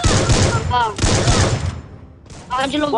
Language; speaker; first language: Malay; non-native, local second language; Minangkabau